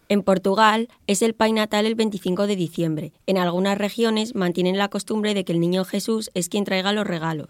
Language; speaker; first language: Spanish; native; Spanish